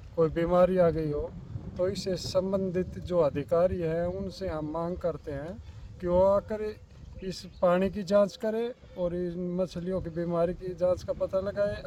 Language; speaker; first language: Hindi; native; Hindi